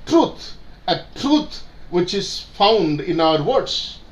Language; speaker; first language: English; non-native, local second language; Tamil